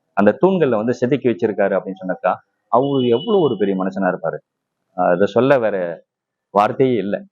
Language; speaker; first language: Tamil; non-native, local second language; Chinese